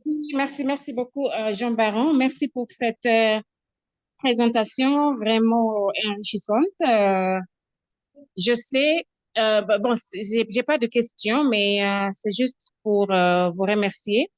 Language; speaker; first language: French; non-native, fluent; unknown